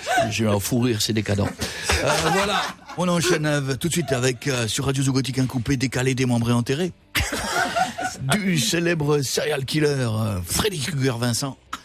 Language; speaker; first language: French; native; French